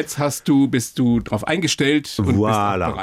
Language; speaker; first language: German; native; German